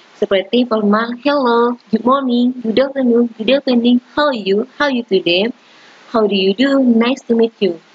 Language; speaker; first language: English; non-native, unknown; Indonesian